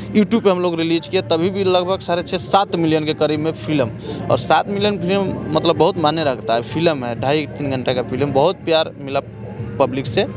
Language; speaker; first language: Hindi; native; Hindi